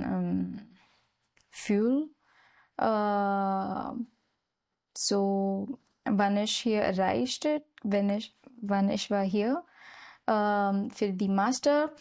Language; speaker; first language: German; non-native, learner; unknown